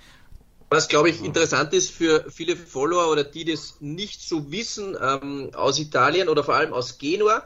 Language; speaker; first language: German; native; German